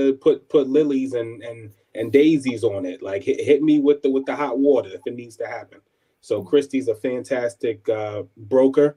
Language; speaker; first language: English; native; English